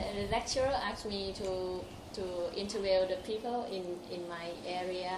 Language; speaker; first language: English; non-native, local second language; Thai